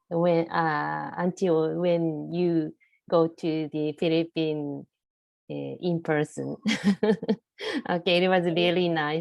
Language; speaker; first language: English; non-native, fluent; Japanese